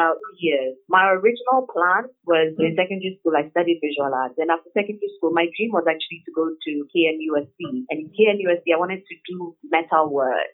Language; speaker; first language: English; non-native, local second language; Akan